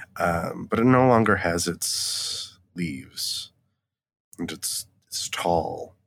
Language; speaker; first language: English; native; English